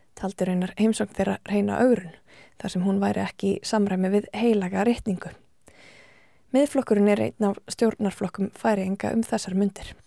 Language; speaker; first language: Icelandic; native; Icelandic